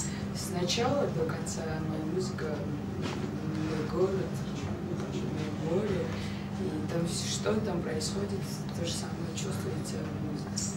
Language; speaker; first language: Russian; non-native, fluent; Georgian